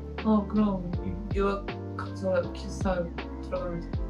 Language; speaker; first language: Korean; non-native, learner; Dutch